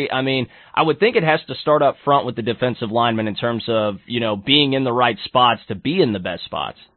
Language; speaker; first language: English; native; English